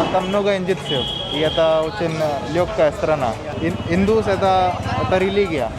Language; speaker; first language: Russian; non-native, learner; Hindi